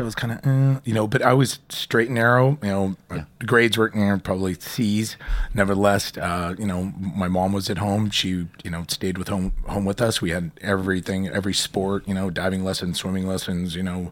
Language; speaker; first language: English; native; English